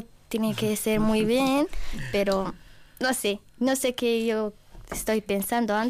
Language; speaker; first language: Spanish; non-native, learner; Ukrainian